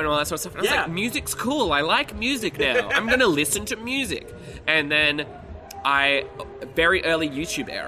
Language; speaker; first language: English; native; English